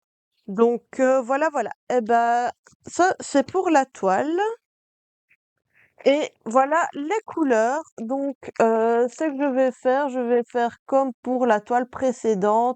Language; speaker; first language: French; native; French